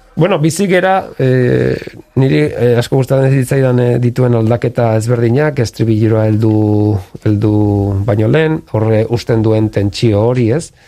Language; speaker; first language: Basque; native; Basque